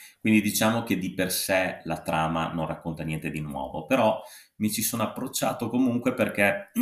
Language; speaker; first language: Italian; native; Italian